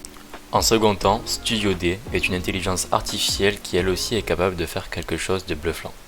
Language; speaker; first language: French; native; French